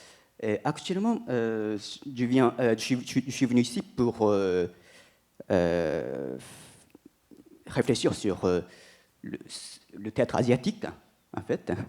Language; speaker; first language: French; non-native, fluent; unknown